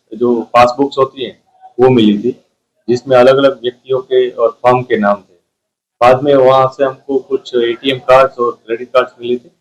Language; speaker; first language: Hindi; non-native, local second language; Gujarati